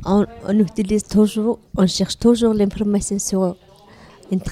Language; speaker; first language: French; non-native, learner; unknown